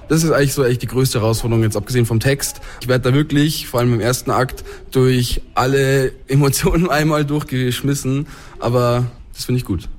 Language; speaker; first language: German; native; German